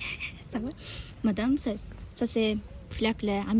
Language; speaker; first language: French; non-native, learner; Kazakh